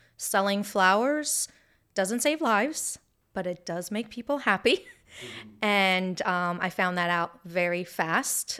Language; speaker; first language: English; early bilingual, other home language; Hebrew